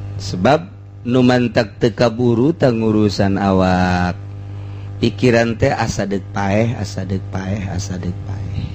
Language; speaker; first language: Sundanese; native; Sundanese